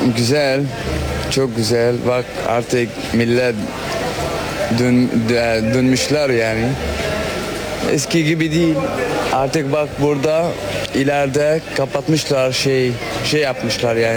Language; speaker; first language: Turkish; non-native, fluent; Arabic